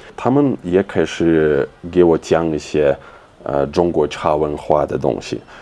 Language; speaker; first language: Chinese; non-native, fluent; Russian